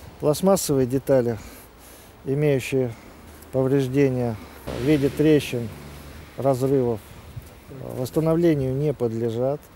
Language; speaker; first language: Russian; native; Russian